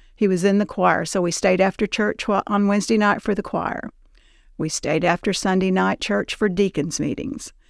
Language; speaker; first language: English; native; English